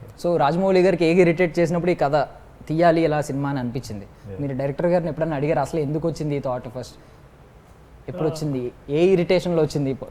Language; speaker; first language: Telugu; native; Telugu